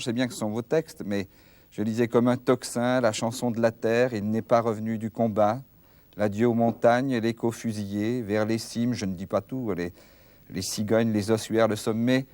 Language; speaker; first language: French; native; French